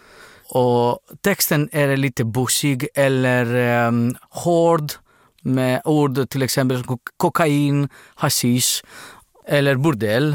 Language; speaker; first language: Swedish; non-native, fluent; Greek